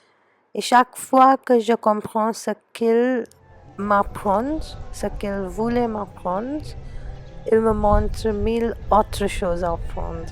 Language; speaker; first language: French; non-native, fluent; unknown